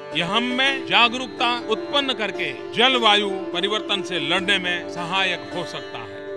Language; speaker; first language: Hindi; non-native, local second language; Gujarati